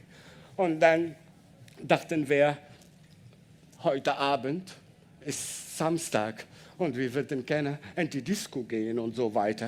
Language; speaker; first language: German; non-native, learner; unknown